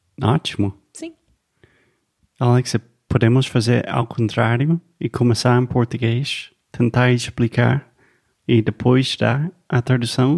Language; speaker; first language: Portuguese; non-native, fluent; English